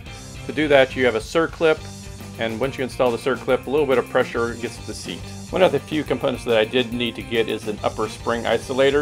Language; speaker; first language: English; native; English